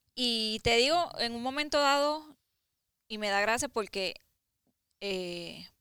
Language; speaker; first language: Spanish; native; Spanish